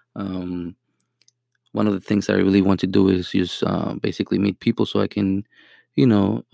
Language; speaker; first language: English; non-native, fluent; Spanish